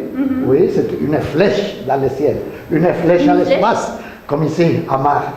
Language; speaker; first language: French; non-native, learner; Spanish